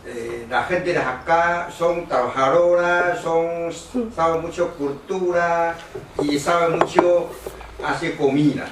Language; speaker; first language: Spanish; non-native, learner; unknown